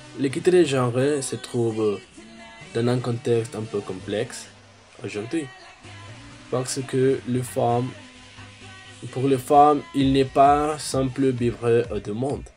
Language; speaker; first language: French; non-native, learner; Spanish